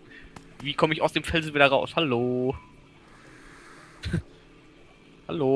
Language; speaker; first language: German; native; German